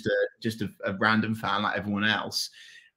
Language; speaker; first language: English; native; English